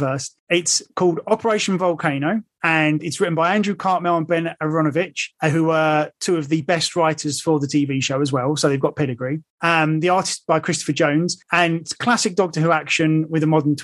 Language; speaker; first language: English; native; English